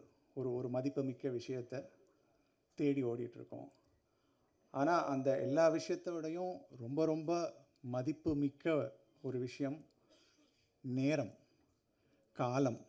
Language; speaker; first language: Tamil; native; Tamil